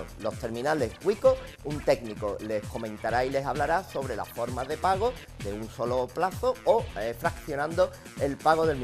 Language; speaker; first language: Spanish; native; Spanish